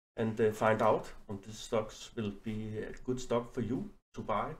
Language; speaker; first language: English; non-native, learner; Danish